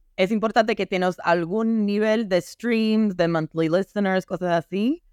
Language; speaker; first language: Spanish; non-native, fluent; English